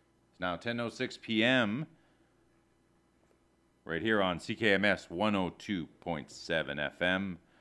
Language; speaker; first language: English; early bilingual, other home language; French